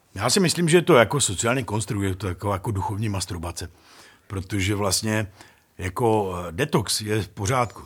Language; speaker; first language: Czech; native; Czech